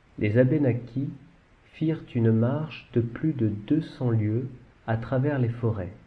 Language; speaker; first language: French; native; French